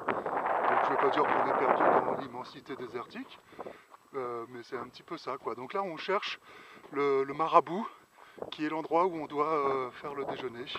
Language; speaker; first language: French; native; French